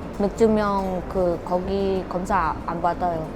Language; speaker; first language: Korean; non-native, learner; Vietnamese